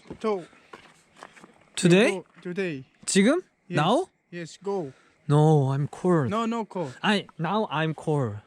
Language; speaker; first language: English; non-native, learner; Korean